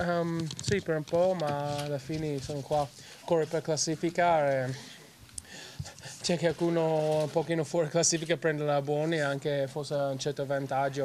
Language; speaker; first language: Italian; non-native, learner; English